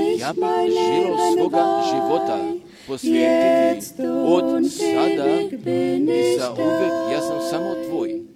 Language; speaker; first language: Croatian; non-native, fluent; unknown